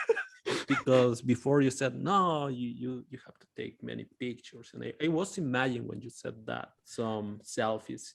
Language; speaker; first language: English; non-native, fluent; Spanish